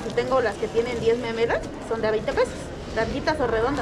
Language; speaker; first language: Spanish; native; Spanish